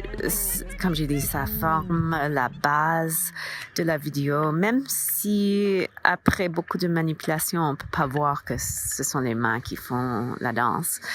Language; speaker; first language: French; non-native, fluent; English